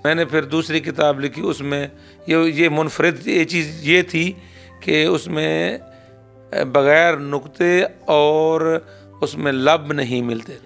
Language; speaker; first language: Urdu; non-native, local second language; Saraiki